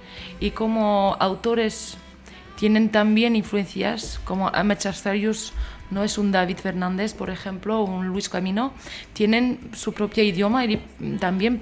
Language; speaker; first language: Spanish; non-native, fluent; French